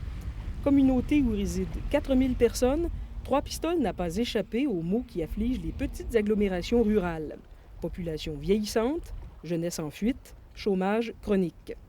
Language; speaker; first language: French; native; French